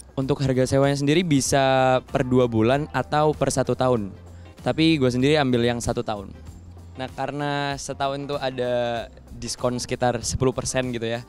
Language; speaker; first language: Indonesian; native; Indonesian